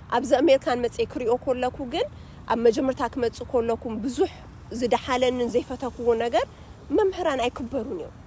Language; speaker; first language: Tigrinya; early bilingual, heritage; Tigrinya